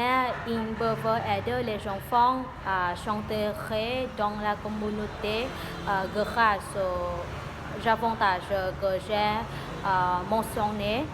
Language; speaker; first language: French; non-native, learner; Vietnamese